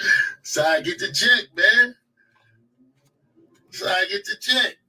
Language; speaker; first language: English; native; English